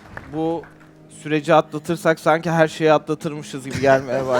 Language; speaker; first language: Turkish; native; Turkish